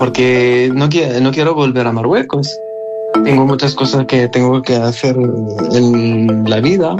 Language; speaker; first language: Spanish; non-native, learner; Arabic